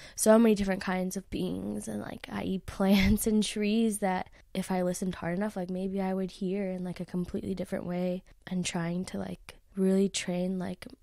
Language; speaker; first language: English; native; English